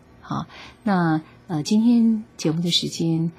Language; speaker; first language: Chinese; native; Chinese